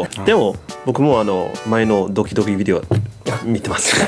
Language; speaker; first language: Japanese; non-native, learner; English